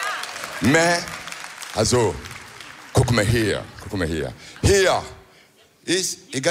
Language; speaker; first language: German; non-native, learner; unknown